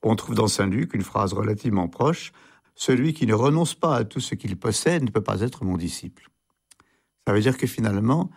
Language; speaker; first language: French; native; French